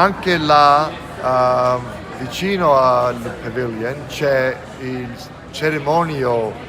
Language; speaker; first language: Italian; early bilingual, heritage; English